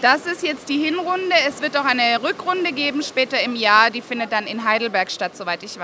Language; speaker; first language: German; native; German